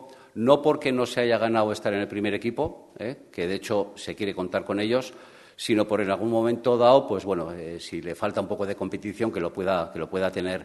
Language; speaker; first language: Spanish; native; Spanish